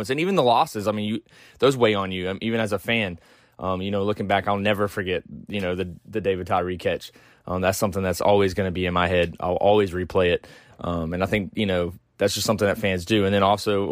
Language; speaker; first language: English; native; English